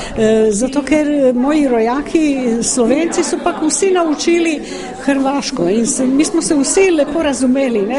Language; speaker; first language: Slovenian; non-native, learner; Croatian